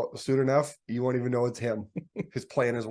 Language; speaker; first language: English; native; English